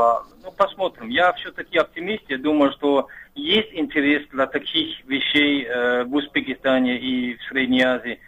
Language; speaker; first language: Russian; non-native, fluent; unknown